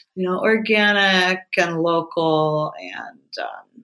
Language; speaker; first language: English; native; English